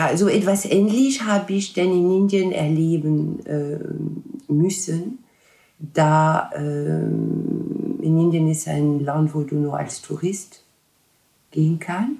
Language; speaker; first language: German; non-native, fluent; French